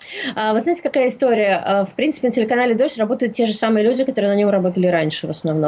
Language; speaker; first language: Russian; native; Russian